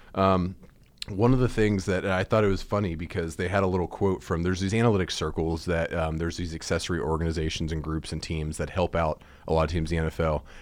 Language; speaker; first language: English; native; English